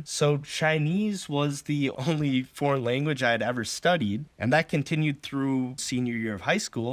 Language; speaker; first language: English; native; English